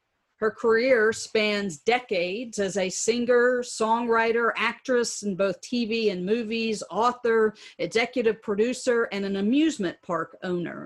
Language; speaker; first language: English; native; English